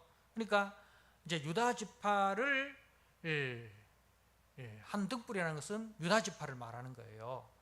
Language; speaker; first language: Korean; native; Korean